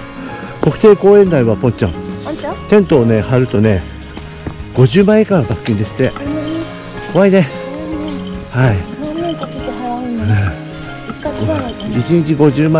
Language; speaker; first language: Japanese; native; Japanese